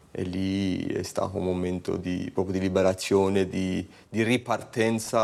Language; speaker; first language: Italian; native; Italian